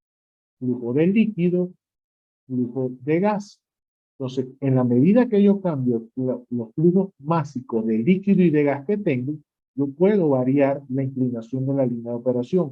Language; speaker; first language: Spanish; native; Spanish